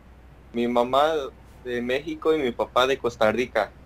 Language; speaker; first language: Spanish; early bilingual, heritage; Spanish